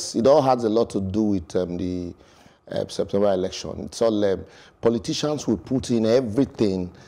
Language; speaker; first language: English; non-native, local second language; Bini